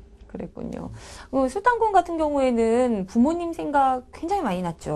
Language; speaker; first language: Korean; native; Korean